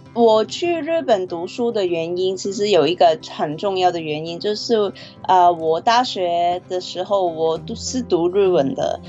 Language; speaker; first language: Chinese; non-native, fluent; Cantonese